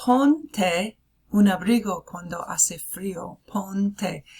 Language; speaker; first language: Spanish; non-native, fluent; English